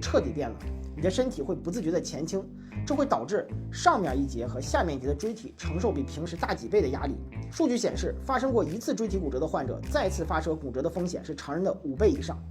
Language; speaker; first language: Chinese; native; Chinese